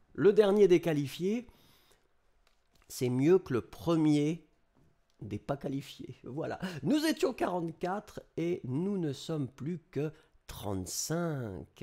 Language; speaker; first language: French; native; French